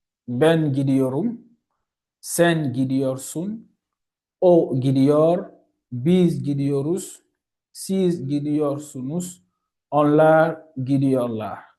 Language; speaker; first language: Turkish; non-native, fluent; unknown